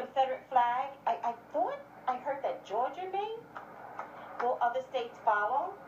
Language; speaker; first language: English; native; English